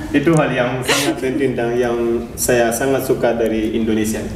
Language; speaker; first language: Indonesian; non-native, fluent; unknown